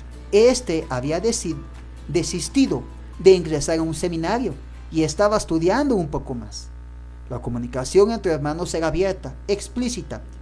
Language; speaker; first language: Spanish; native; Spanish